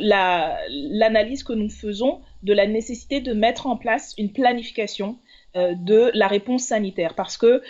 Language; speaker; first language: French; native; French